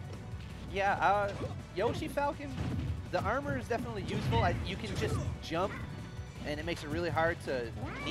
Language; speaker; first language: English; native; English